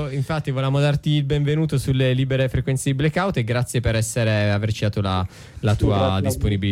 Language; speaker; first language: Italian; native; Italian